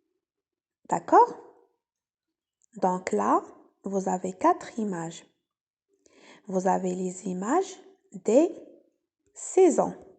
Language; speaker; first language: French; non-native, local second language; Arabic